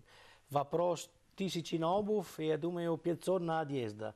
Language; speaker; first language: Russian; non-native, learner; Italian